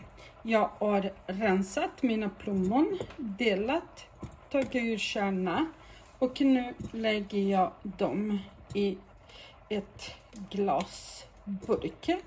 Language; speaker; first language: Swedish; non-native, fluent; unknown